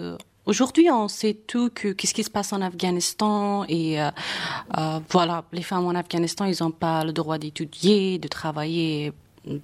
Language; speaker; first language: French; non-native, fluent; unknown